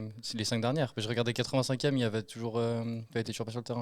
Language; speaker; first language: French; native; French